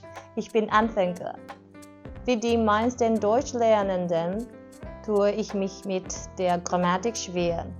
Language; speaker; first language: German; non-native, learner; Japanese